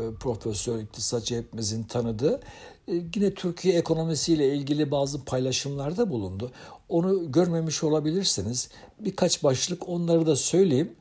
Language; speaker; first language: Turkish; native; Turkish